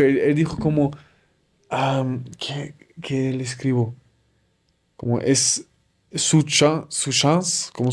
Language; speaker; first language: Spanish; non-native, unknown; German